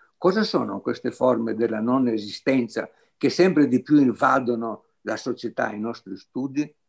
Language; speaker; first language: Italian; non-native, fluent; Greek